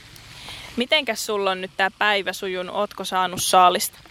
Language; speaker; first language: Finnish; native; Finnish